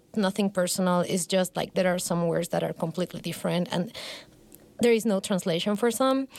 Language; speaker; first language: English; non-native, fluent; Spanish